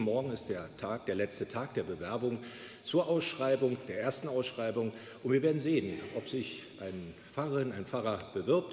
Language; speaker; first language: German; native; German